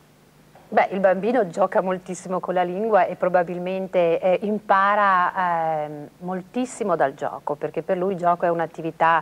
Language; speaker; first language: Italian; native; Italian